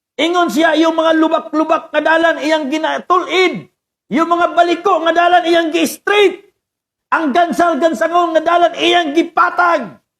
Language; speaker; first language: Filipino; non-native, local second language; Cebuano